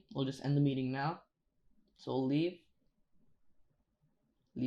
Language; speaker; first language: English; native; English